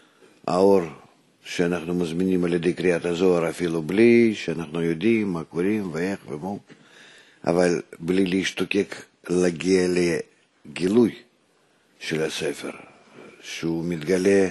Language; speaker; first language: Hebrew; non-native, fluent; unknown